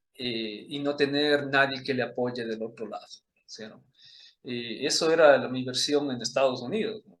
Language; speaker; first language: Spanish; early bilingual, other home language; Chinese